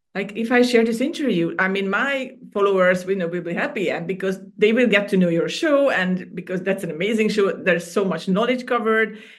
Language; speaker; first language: English; non-native, fluent; Hungarian